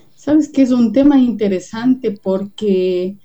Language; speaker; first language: Spanish; native; Spanish